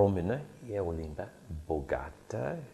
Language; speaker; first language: Romanian; non-native, fluent; English